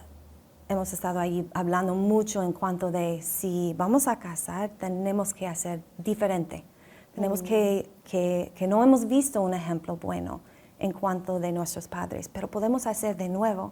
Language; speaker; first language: Spanish; non-native, fluent; English